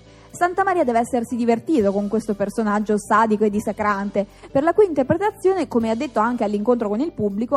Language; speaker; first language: Italian; native; Italian